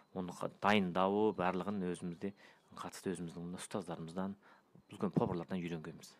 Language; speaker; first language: Kazakh; early bilingual, heritage; Kazakh